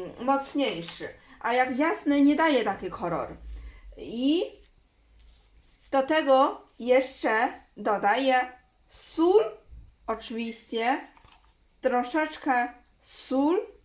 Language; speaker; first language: Polish; non-native, learner; Chinese